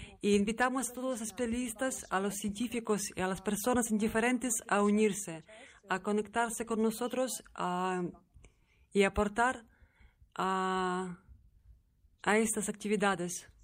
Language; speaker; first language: Spanish; non-native, learner; Russian